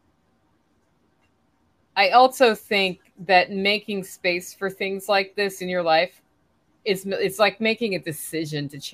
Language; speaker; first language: English; native; English